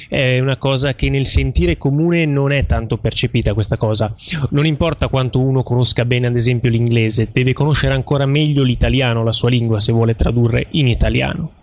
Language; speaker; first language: Italian; native; Italian